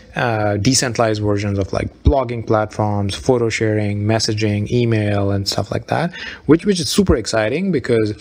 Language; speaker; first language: English; non-native, local second language; Urdu